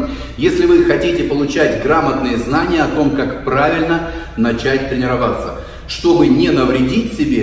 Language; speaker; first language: Russian; native; Russian